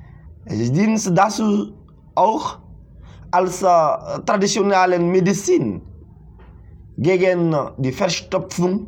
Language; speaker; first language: German; non-native, fluent; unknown